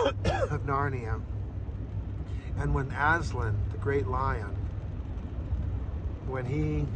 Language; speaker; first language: English; native; English